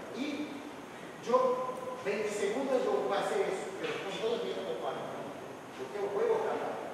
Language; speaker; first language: Spanish; non-native, fluent; Portuguese